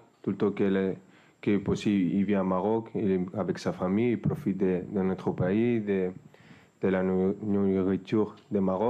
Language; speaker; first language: French; non-native, fluent; Spanish